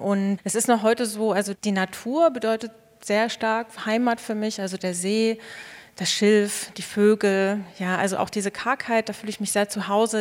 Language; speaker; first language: German; native; German